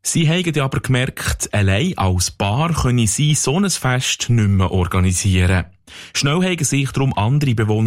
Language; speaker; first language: German; native; German